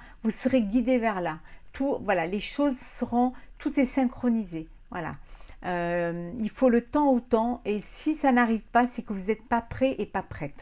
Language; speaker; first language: French; native; French